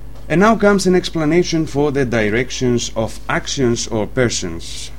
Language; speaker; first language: English; non-native, fluent; Greek